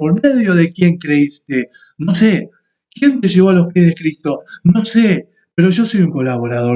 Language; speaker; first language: Spanish; native; Spanish